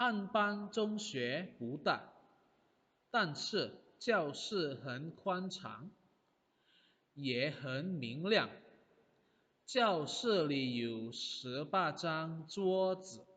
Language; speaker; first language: Chinese; non-native, fluent; Indonesian